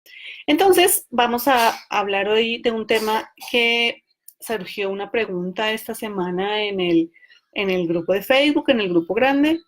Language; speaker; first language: Spanish; native; Spanish